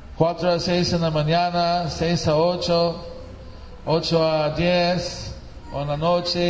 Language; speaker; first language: Spanish; non-native, fluent; English